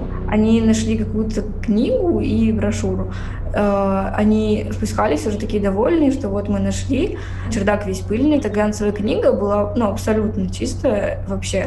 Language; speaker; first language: Russian; native; Russian